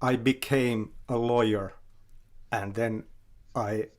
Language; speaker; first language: English; non-native, fluent; Finnish